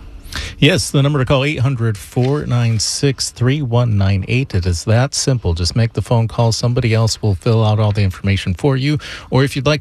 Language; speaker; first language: English; native; English